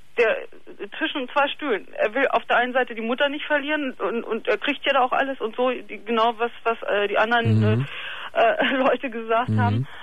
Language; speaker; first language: German; native; German